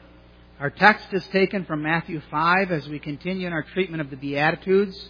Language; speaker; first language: English; native; English